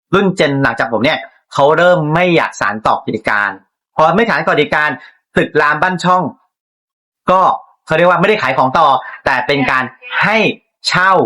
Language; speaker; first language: Thai; native; Thai